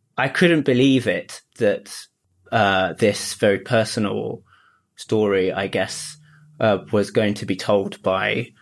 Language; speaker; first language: English; early bilingual, other home language; Japanese